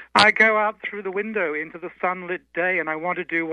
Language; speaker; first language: English; native; English